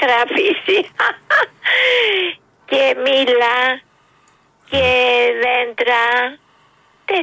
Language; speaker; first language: Greek; early bilingual, heritage; Greek